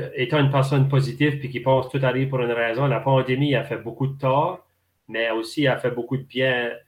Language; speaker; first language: French; native; French